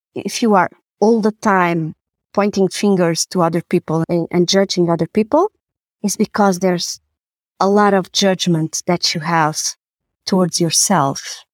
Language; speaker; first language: English; non-native, fluent; Portuguese